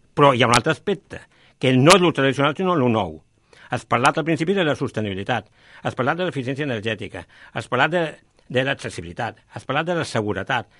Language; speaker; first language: Catalan; native; Catalan